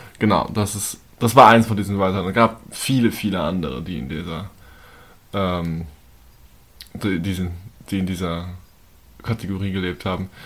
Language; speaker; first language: German; native; German